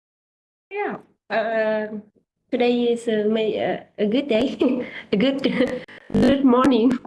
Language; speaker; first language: English; non-native, learner; Vietnamese